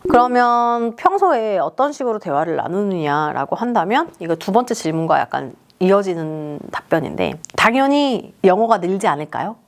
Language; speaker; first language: Korean; native; Korean